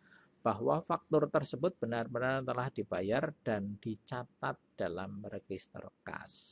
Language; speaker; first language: Indonesian; native; Indonesian